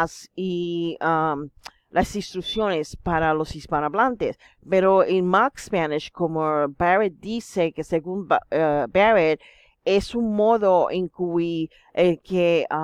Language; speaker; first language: Spanish; non-native, fluent; English